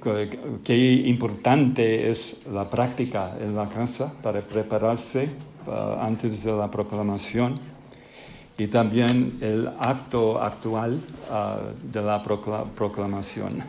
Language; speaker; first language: Spanish; non-native, fluent; English